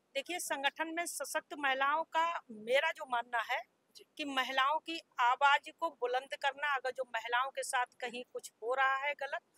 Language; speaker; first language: Hindi; native; Hindi